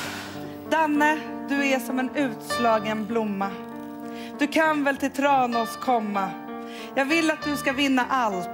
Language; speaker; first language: Swedish; native; Swedish